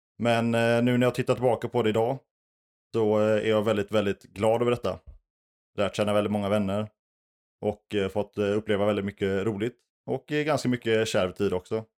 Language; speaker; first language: Swedish; native; Swedish